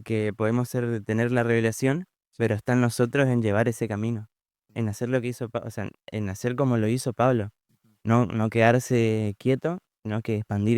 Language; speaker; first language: Spanish; native; Spanish